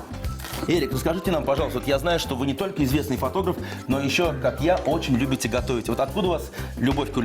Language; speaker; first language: Russian; native; Russian